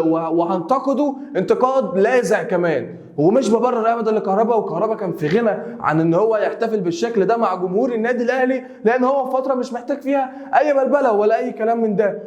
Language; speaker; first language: Arabic; native; Arabic